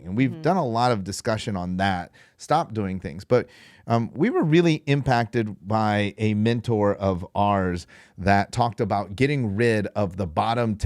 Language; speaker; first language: English; native; English